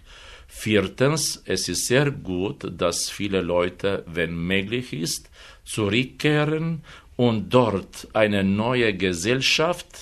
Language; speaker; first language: German; non-native, fluent; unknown